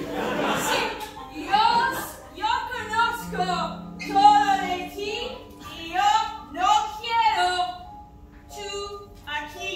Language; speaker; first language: Spanish; non-native, learner; English